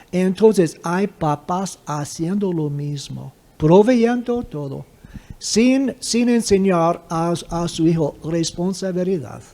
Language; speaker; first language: Spanish; non-native, fluent; English